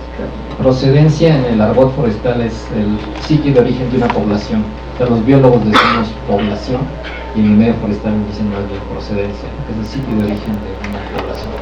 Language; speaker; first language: Spanish; native; Spanish